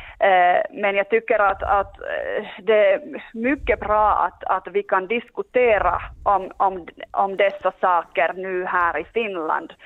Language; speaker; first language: Swedish; non-native, local second language; Finnish